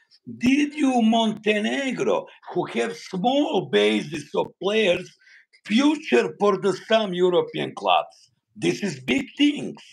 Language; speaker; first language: English; non-native, learner; Bosnian